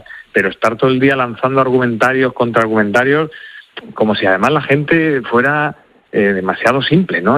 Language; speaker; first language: Spanish; native; Spanish